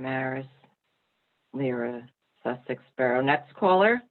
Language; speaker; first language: English; native; English